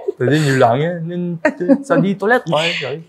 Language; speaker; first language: Vietnamese; early bilingual, heritage; French